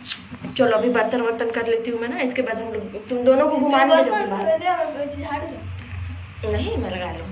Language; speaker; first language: Hindi; native; Hindi